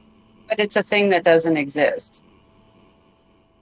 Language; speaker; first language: English; native; English